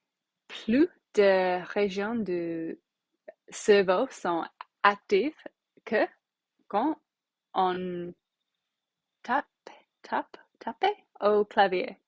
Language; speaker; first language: French; non-native, learner; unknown